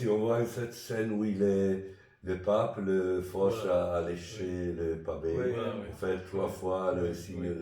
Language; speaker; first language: French; non-native, fluent; Italian